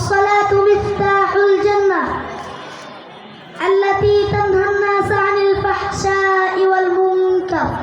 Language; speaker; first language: Arabic; non-native, learner; Bangla